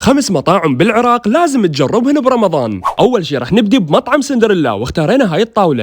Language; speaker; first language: Arabic; native; Arabic